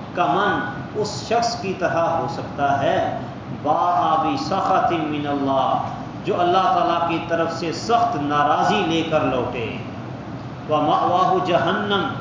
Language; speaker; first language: Urdu; non-native, local second language; Punjabi